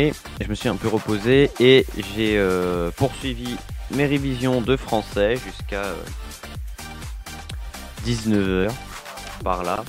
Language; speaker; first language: French; native; French